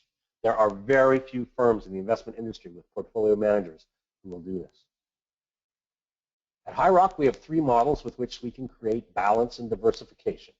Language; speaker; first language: English; native; English